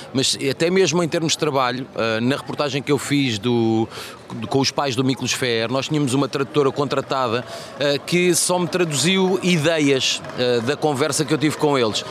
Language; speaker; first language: Portuguese; native; Portuguese